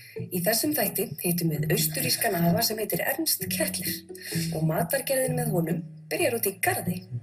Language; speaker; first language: Icelandic; native; Icelandic